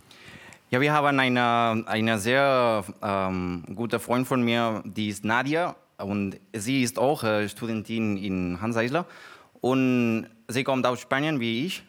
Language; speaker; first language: German; non-native, learner; Spanish